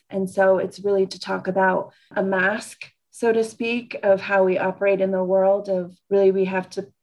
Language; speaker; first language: English; native; English